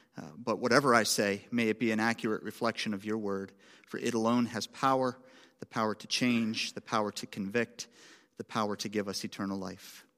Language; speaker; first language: English; native; English